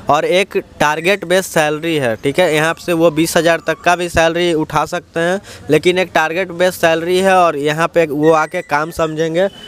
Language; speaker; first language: Hindi; native; Hindi